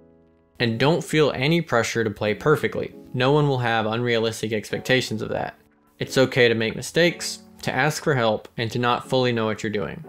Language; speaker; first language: English; native; English